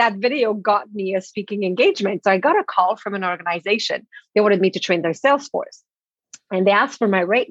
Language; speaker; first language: English; non-native, fluent; French